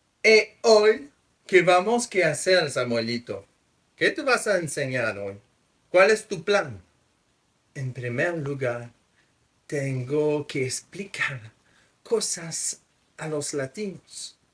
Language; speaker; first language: Spanish; non-native, fluent; French